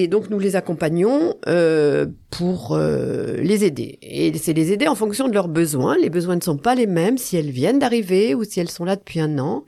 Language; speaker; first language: French; native; French